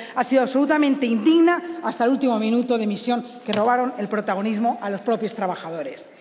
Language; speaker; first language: Spanish; native; Spanish